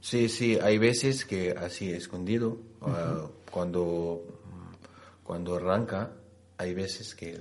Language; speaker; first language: Spanish; non-native, learner; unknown